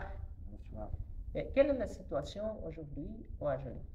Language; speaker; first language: French; non-native, learner; Portuguese